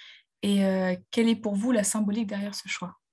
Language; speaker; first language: French; native; French